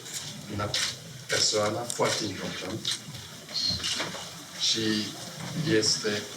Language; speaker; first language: Romanian; non-native, learner; French